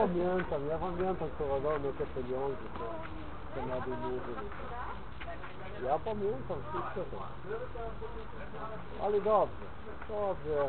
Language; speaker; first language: Polish; non-native, learner; Slovenian